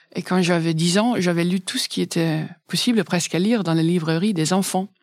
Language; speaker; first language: French; non-native, fluent; Dutch